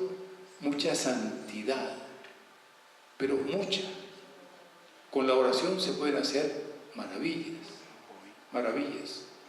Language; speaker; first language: Spanish; native; Spanish